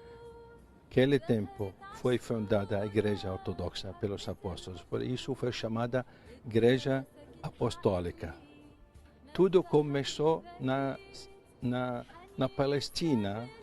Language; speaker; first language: Portuguese; non-native, fluent; Arabic